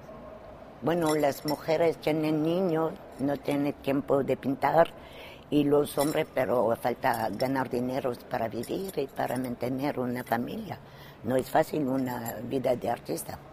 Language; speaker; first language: Spanish; non-native, fluent; French